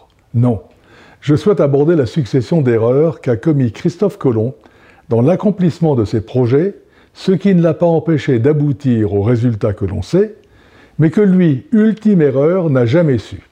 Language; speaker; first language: French; native; French